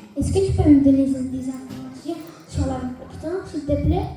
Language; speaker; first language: French; early bilingual, other home language; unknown